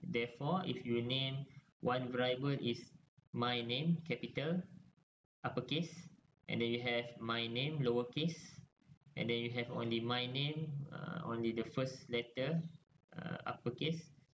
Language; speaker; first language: English; non-native, local second language; Malay